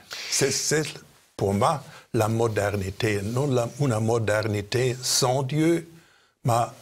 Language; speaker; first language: French; non-native, fluent; German